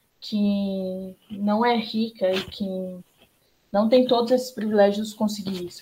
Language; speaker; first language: Portuguese; native; Portuguese